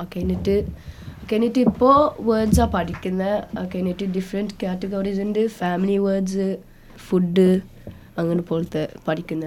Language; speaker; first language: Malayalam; early bilingual, heritage; Malayalam